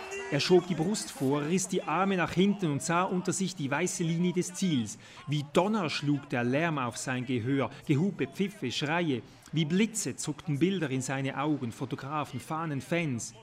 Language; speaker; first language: German; native; German